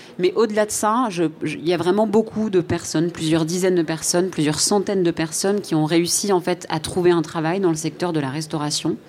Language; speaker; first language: French; native; French